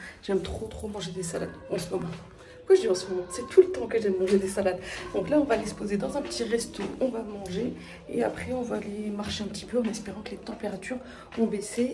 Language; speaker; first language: French; early bilingual, other home language; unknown